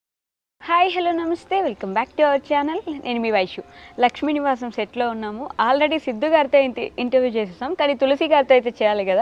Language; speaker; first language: Telugu; native; Telugu